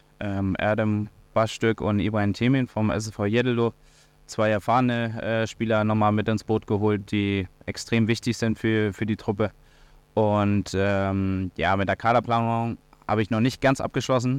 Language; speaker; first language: German; native; German